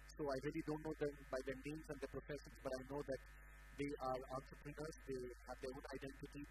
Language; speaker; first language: English; non-native, local second language; Marathi